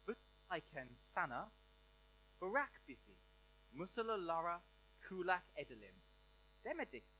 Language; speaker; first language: Turkish; non-native, learner; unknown